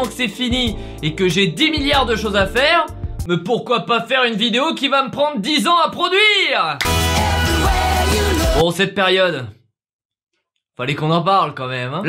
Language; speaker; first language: French; native; French